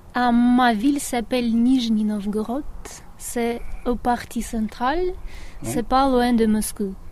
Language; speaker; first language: French; non-native, learner; Russian